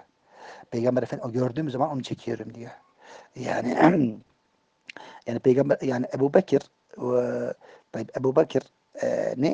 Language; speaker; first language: Turkish; native; Turkish